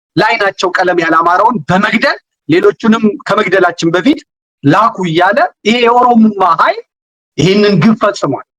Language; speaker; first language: Amharic; native; Amharic